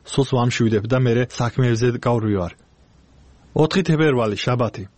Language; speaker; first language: Georgian; non-native, local second language; Azerbaijani